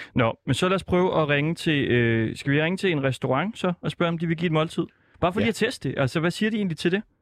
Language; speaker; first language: Danish; native; Danish